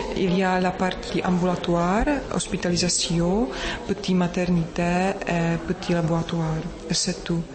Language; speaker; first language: French; non-native, learner; Czech